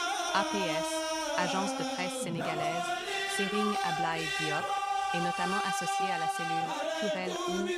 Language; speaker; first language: French; non-native, local second language; Wolof